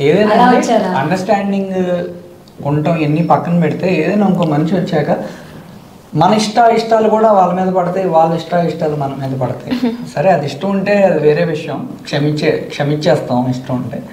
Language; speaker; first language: Telugu; native; Telugu